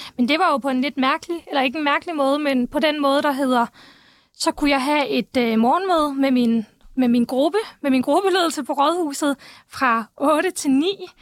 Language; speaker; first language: Danish; early bilingual, other home language; Turkish